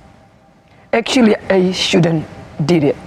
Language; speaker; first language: English; non-native, fluent; Indonesian